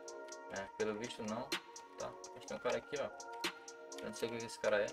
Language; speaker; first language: Portuguese; native; Portuguese